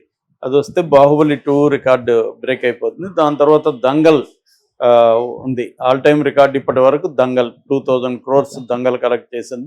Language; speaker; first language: Telugu; native; Telugu